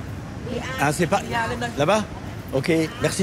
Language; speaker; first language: French; native; French